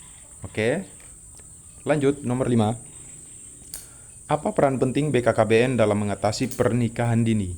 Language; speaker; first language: Indonesian; native; Indonesian